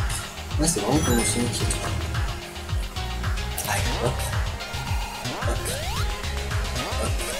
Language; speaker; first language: French; native; French